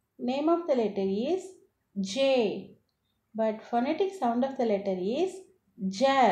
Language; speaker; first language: English; non-native, local second language; Tamil